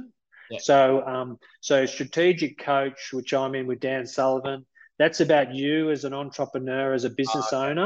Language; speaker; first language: English; native; English